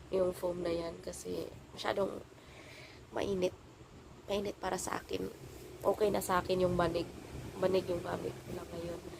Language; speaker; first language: Filipino; non-native, local second language; Cebuano